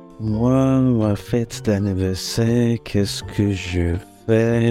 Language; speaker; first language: French; non-native, fluent; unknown